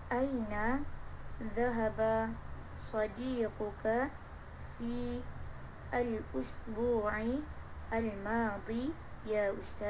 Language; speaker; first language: Arabic; non-native, learner; Malay